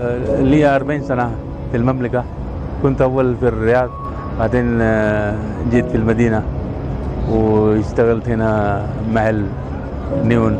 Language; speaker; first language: Arabic; non-native, fluent; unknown